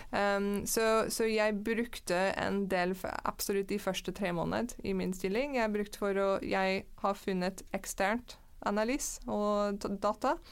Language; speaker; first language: Norwegian; non-native, fluent; English